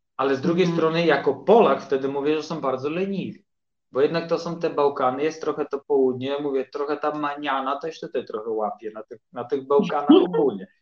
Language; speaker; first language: Polish; early bilingual, heritage; Polish